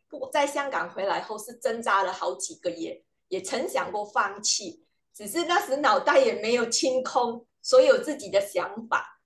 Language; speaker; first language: Chinese; native; Chinese